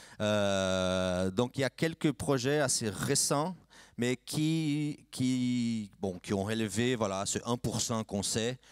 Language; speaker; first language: French; non-native, fluent; Portuguese